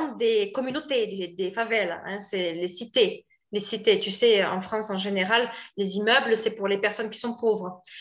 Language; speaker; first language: French; native; French